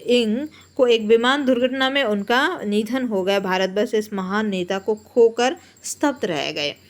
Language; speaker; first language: Hindi; non-native, local second language; Bangla